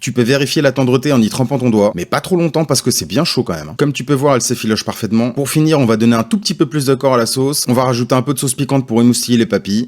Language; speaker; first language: French; native; French